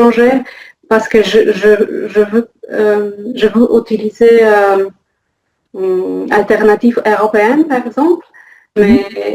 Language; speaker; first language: French; non-native, learner; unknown